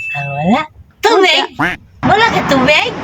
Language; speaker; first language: Filipino; non-native, local second language; Cebuano